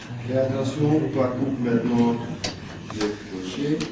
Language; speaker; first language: French; non-native, learner; German